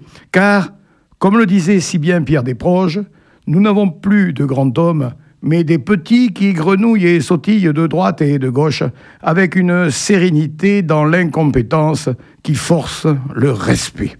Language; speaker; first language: French; native; French